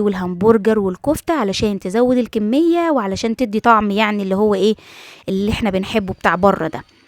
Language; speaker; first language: Arabic; native; Arabic